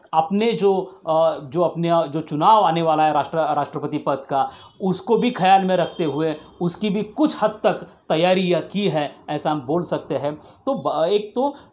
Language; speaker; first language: Hindi; non-native, local second language; Marathi